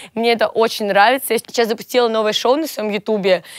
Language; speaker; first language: Russian; native; Russian